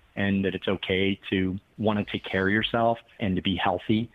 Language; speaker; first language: English; native; English